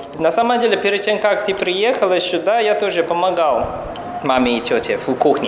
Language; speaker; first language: Russian; non-native, fluent; Chinese